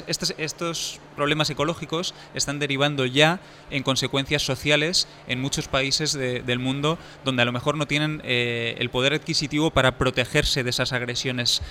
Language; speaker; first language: Spanish; native; Spanish